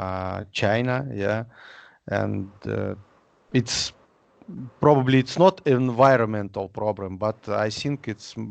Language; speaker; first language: English; non-native, learner; Russian